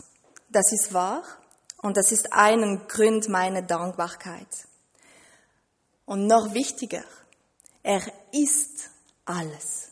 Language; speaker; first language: German; non-native, fluent; French